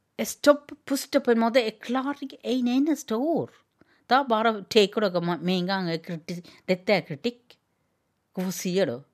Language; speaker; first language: Norwegian; non-native, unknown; Tamil